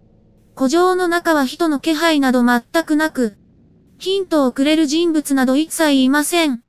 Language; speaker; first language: Japanese; native; Japanese